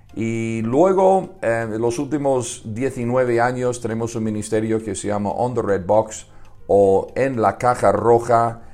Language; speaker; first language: Spanish; non-native, fluent; English